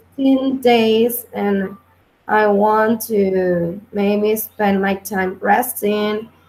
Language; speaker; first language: English; non-native, learner; Spanish